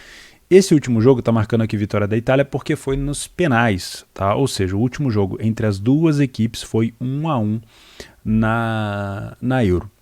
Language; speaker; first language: Portuguese; native; Portuguese